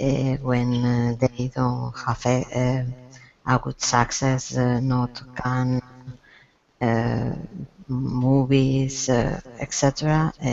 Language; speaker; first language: English; non-native, learner; Spanish